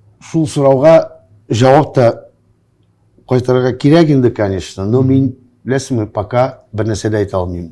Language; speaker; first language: Tatar; non-native, local second language; Russian